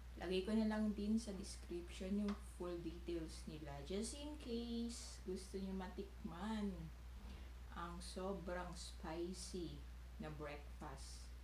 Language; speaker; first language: Filipino; non-native, local second language; Chavacano